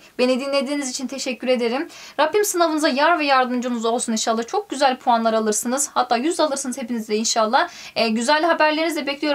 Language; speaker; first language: Turkish; native; Turkish